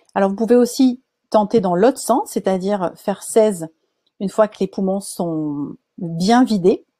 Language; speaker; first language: French; native; French